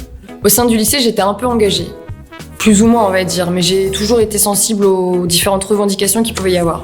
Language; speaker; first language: French; native; French